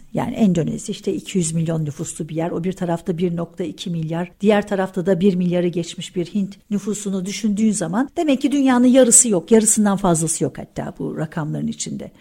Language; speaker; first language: Turkish; early bilingual, heritage; Turkish